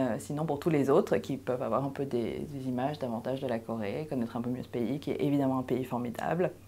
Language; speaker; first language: French; early bilingual, other home language; Korean